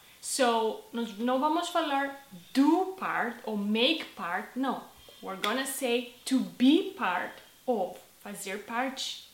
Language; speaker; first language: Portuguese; non-native, fluent; English